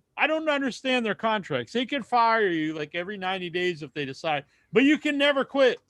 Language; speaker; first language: English; native; English